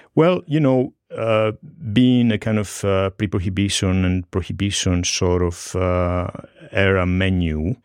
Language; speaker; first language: English; non-native, fluent; Greek